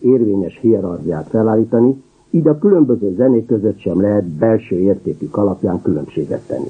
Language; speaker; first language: Hungarian; native; Hungarian